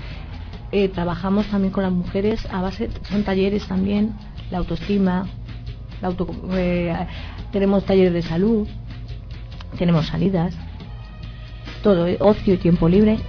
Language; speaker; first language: Spanish; native; Spanish